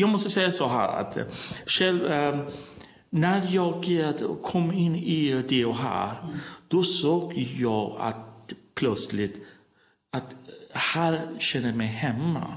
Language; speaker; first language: Swedish; non-native, learner; Persian